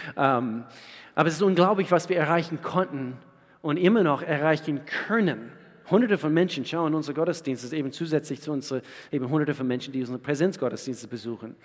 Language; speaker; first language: German; non-native, fluent; English